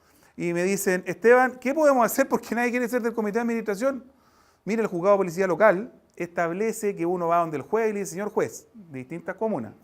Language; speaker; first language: Spanish; native; Spanish